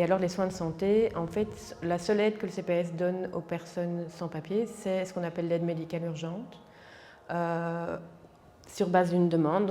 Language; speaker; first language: French; native; French